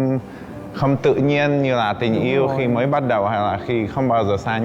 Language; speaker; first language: Vietnamese; non-native, fluent; Czech